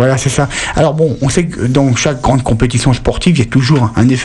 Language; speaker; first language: French; native; French